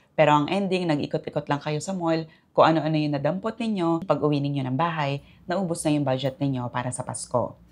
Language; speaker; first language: Filipino; native; Filipino